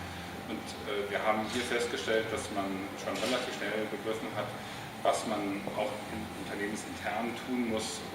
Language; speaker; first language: German; native; German